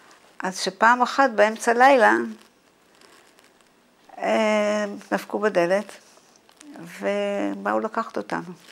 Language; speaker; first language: Hebrew; non-native, fluent; Dutch